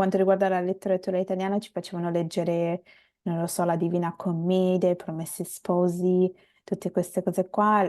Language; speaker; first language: Italian; early bilingual, other home language; Bangla